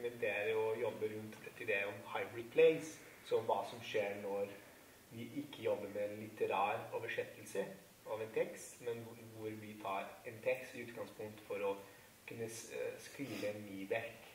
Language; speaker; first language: Norwegian; non-native, fluent; Italian